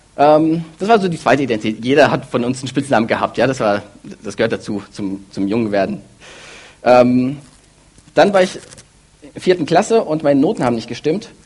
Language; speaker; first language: German; early bilingual, other home language; Russian